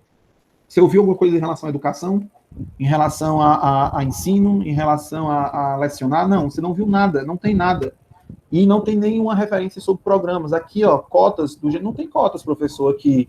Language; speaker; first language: Portuguese; native; Portuguese